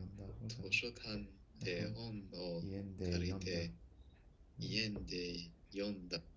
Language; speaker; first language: Japanese; non-native, learner; English